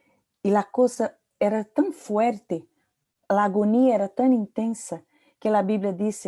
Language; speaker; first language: Portuguese; non-native, learner; Spanish